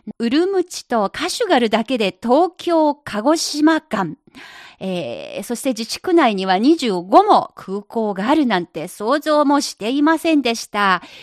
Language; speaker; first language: Japanese; non-native, fluent; Chinese